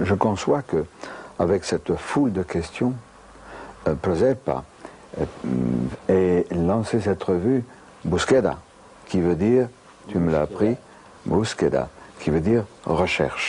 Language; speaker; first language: French; native; French